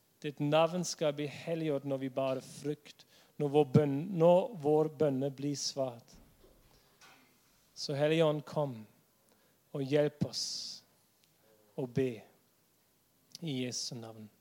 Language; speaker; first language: Norwegian; non-native, fluent; English